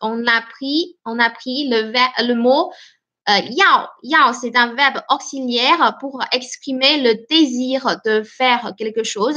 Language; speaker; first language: French; non-native, fluent; Chinese